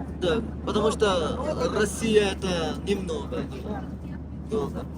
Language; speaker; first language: Russian; non-native, learner; Bangla